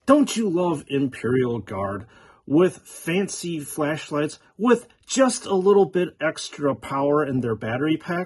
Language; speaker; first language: English; native; English